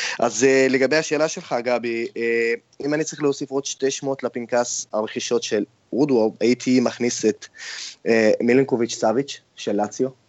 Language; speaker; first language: Hebrew; non-native, local second language; Arabic